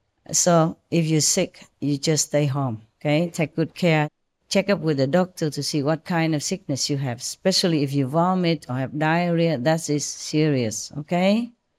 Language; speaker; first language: English; non-native, fluent; Vietnamese